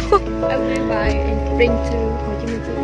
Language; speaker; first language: English; non-native, learner; Vietnamese